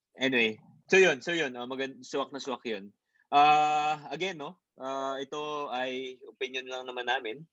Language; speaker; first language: Filipino; non-native, local second language; Bikol